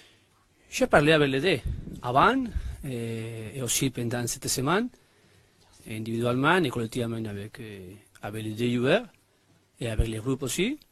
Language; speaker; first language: French; non-native, learner; Spanish